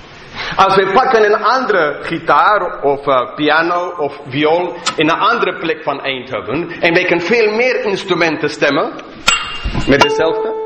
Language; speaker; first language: Dutch; non-native, fluent; English